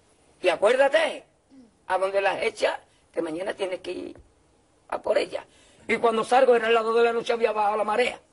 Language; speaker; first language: Spanish; native; Spanish